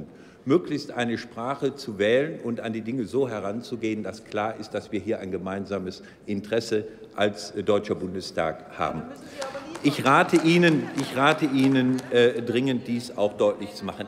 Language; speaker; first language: German; native; German